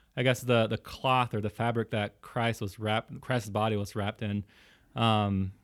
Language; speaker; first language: English; early bilingual, other home language; Portuguese